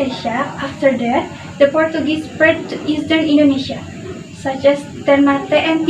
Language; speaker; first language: English; non-native, learner; Indonesian